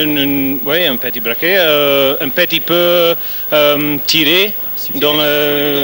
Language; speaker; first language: French; non-native, learner; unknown